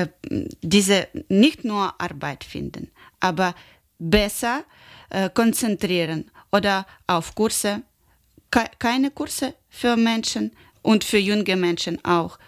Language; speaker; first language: German; non-native, learner; Ukrainian